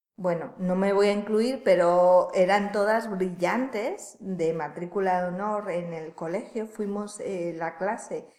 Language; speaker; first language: Spanish; native; Spanish